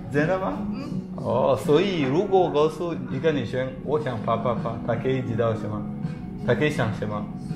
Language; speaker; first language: Chinese; non-native, learner; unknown